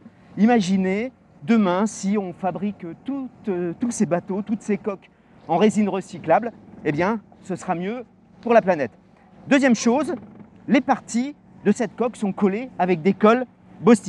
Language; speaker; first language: French; native; French